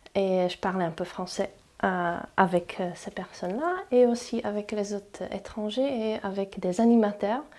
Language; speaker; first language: French; non-native, fluent; Czech